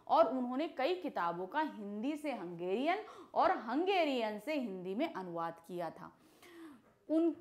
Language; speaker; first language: Hindi; native; Hindi